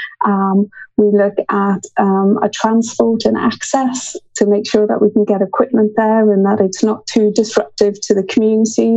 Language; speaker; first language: English; native; English